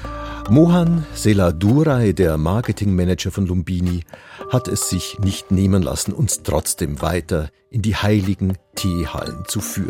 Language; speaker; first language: German; native; German